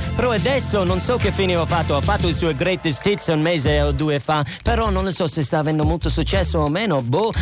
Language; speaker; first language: Italian; non-native, fluent; English